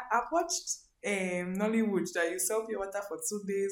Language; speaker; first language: English; non-native, local second language; Igbo